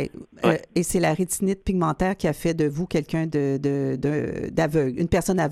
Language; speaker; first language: French; native; French